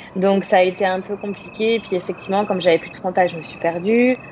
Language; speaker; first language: French; native; French